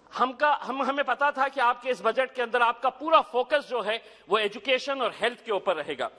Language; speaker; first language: Hindi; non-native, local second language; Urdu